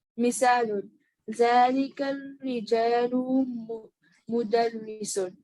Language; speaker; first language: Arabic; non-native, learner; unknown